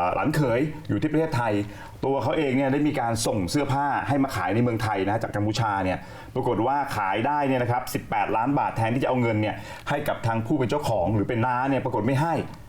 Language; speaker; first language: Thai; native; Thai